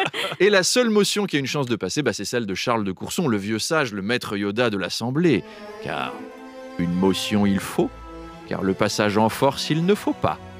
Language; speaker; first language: French; native; French